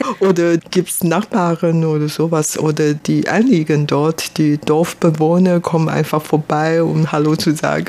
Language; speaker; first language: German; non-native, fluent; Hakka Chinese